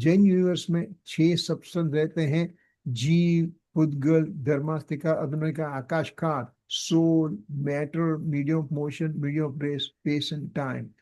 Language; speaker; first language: Hindi; non-native, local second language; Gujarati